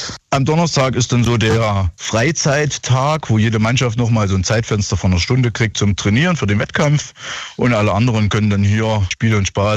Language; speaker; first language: German; native; German